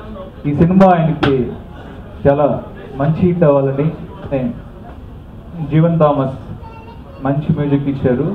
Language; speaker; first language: Telugu; native; Telugu